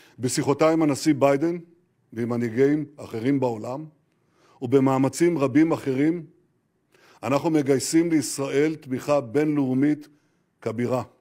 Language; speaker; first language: Hebrew; native; Hebrew